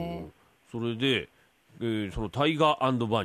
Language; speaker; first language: Japanese; native; Japanese